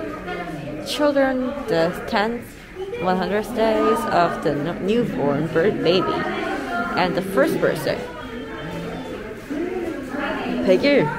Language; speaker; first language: English; non-native, learner; Korean